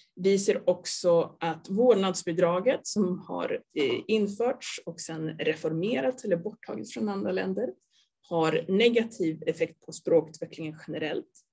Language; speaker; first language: Swedish; native; Swedish